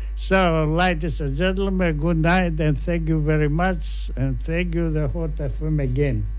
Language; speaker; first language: English; non-native, learner; Greek